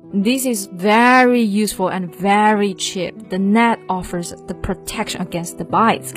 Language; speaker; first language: English; non-native, fluent; Chinese